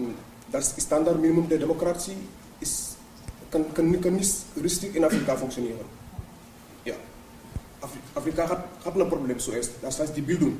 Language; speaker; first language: German; non-native, learner; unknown